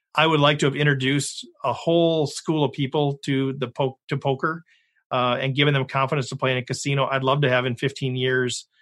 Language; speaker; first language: English; native; English